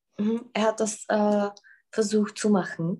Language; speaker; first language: German; non-native, fluent; Czech